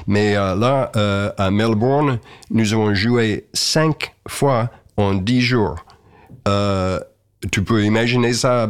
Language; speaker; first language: French; non-native, fluent; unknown